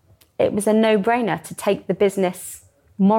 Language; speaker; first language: English; native; English